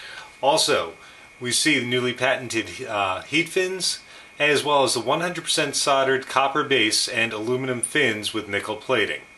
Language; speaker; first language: English; native; English